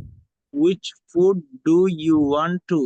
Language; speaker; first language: English; non-native, learner; Bangla